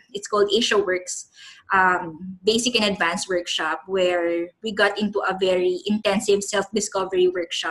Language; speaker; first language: English; non-native, local second language; Filipino